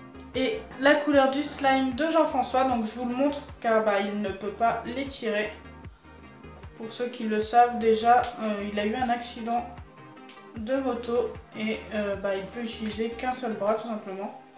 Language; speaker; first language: French; native; French